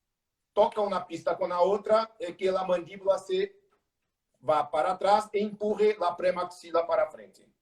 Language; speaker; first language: Spanish; non-native, learner; Portuguese